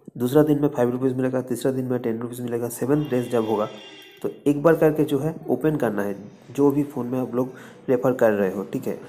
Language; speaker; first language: Hindi; non-native, local second language; Bangla